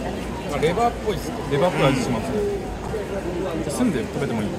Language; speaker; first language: Japanese; native; Japanese